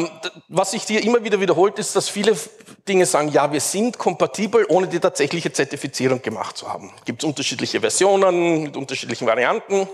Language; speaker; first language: German; native; German